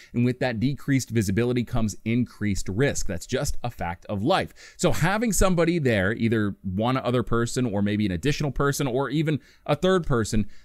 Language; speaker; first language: English; native; English